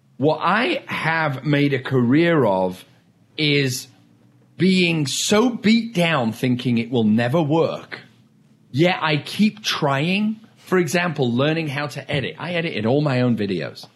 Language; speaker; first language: English; native; English